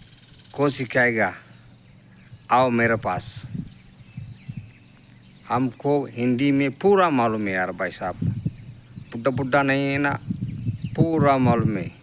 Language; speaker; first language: Hindi; non-native, learner; Oromo